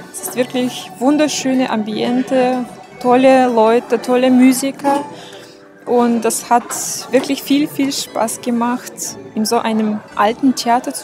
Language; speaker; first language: German; non-native, fluent; Russian